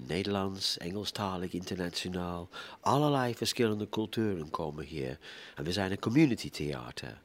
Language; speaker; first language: Dutch; non-native, fluent; English